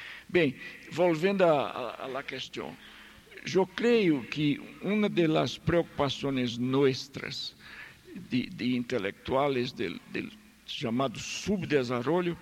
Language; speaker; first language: Spanish; non-native, fluent; Portuguese